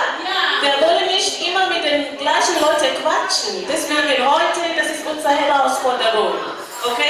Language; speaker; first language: German; non-native, fluent; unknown